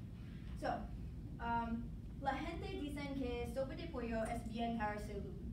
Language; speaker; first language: Spanish; non-native, learner; English